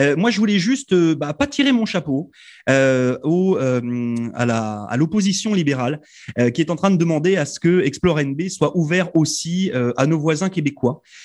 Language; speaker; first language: French; native; French